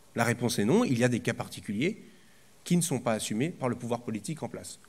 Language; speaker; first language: French; native; French